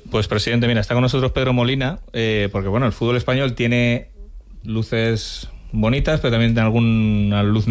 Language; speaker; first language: Spanish; native; Spanish